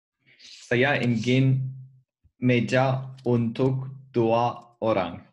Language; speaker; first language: Indonesian; non-native, learner; French